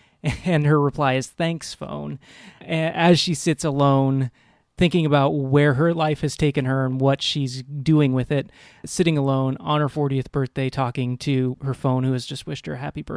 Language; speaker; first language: English; native; English